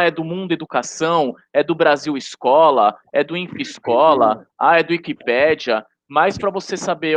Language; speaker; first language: Portuguese; native; Portuguese